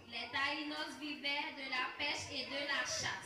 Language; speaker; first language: French; non-native, local second language; Haitian Creole